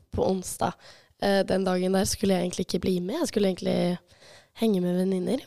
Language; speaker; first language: Norwegian; early bilingual, other home language; Albanian